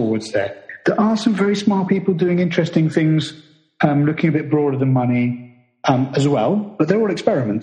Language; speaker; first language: English; native; English